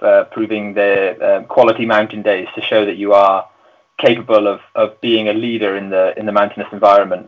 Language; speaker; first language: English; native; English